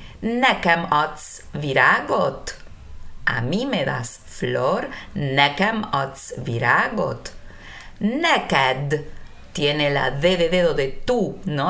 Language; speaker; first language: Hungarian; non-native, fluent; Spanish